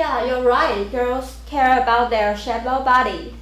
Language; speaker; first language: English; non-native, learner; Chinese